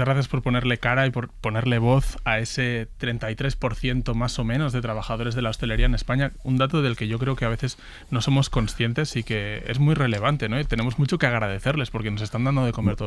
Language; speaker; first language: Spanish; native; Spanish